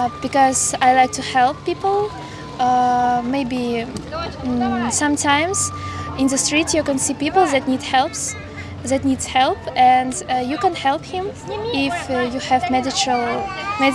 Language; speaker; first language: English; non-native, learner; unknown